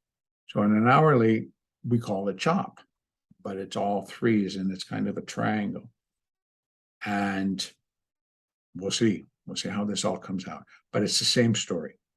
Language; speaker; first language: English; native; English